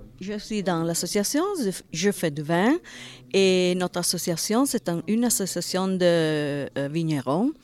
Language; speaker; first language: French; non-native, learner; Italian